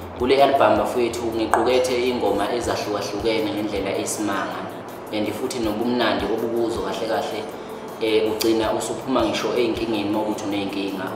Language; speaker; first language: Zulu; native; Zulu